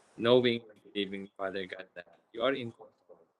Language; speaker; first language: English; non-native, local second language; Filipino